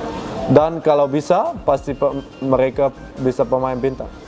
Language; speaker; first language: Indonesian; non-native, fluent; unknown